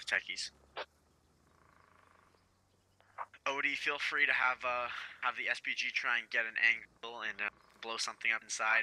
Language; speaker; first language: English; native; English